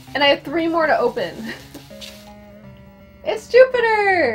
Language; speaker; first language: English; native; English